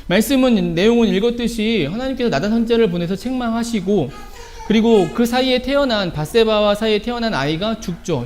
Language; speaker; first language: Korean; native; Korean